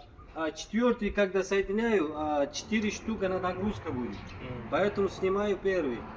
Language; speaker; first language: Russian; non-native, local second language; Uzbek